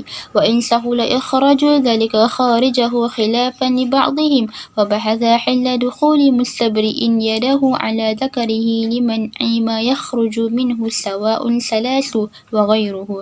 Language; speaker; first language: Arabic; non-native, learner; Malay